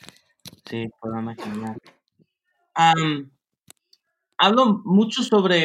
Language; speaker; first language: Spanish; non-native, fluent; English